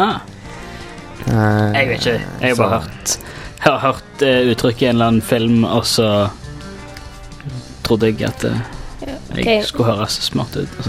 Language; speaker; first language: Norwegian; native; Norwegian